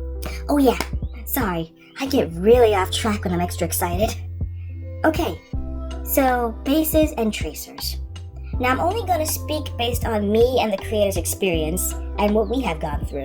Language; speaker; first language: English; native; English